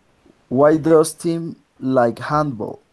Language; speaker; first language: English; non-native, learner; Spanish